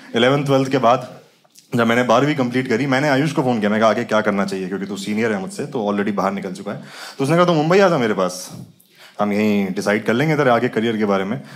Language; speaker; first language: Hindi; native; Hindi